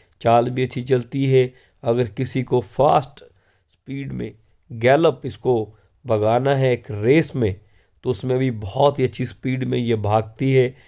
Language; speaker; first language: Hindi; non-native, local second language; Punjabi